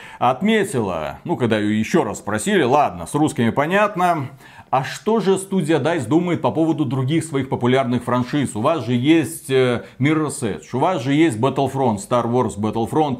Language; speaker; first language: Russian; native; Russian